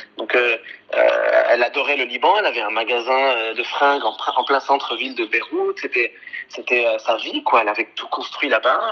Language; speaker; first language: French; early bilingual, other home language; Arabic